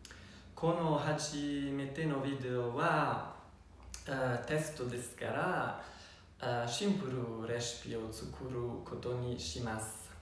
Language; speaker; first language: Japanese; non-native, learner; Italian